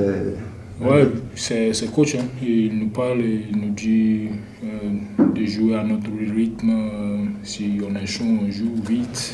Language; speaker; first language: French; non-native, fluent; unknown